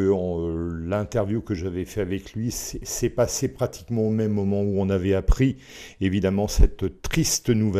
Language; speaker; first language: French; native; French